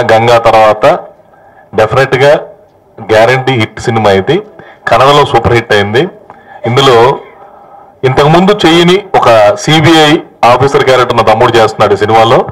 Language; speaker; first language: Telugu; native; Telugu